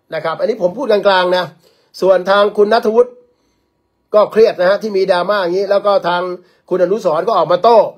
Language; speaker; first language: Thai; native; Thai